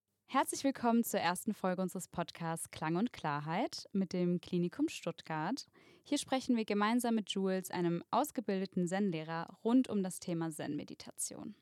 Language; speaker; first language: German; native; German